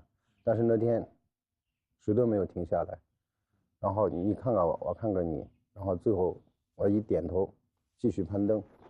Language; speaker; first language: Chinese; native; Chinese